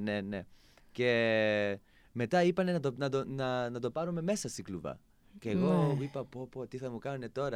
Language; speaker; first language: Greek; non-native, fluent; English